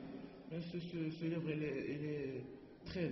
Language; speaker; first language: French; non-native, learner; Arabic